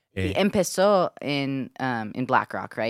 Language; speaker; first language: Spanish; non-native, learner; English